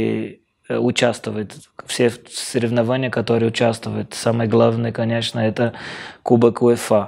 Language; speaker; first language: Russian; non-native, fluent; Portuguese